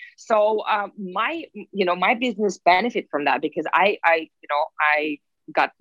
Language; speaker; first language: English; non-native, fluent; Russian